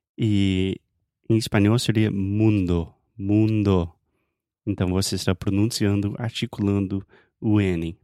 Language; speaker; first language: Portuguese; non-native, fluent; English